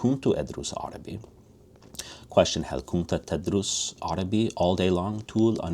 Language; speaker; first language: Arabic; non-native, learner; English